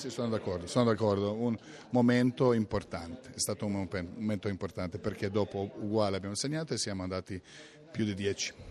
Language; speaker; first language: Italian; non-native, fluent; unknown